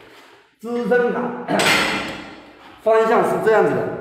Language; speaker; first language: Chinese; native; Chinese